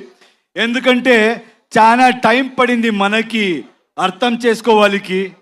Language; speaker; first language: Telugu; non-native, local second language; Kannada